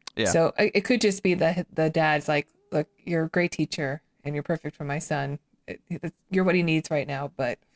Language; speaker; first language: English; native; English